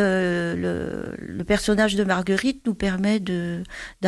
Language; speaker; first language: French; native; French